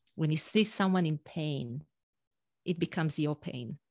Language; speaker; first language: English; non-native, fluent; Hebrew